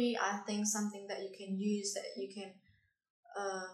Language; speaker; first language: English; non-native, fluent; Indonesian